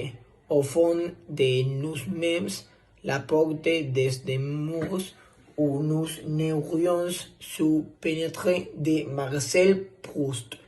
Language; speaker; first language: French; non-native, learner; Spanish